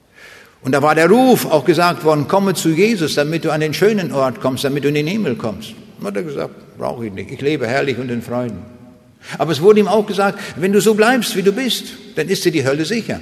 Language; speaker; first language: German; native; German